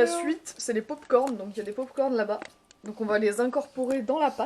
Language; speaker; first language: French; native; French